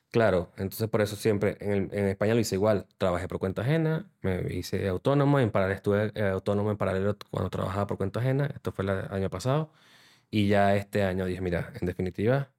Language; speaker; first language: Spanish; native; Spanish